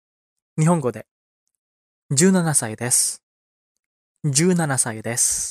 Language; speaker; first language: Japanese; non-native, fluent; Indonesian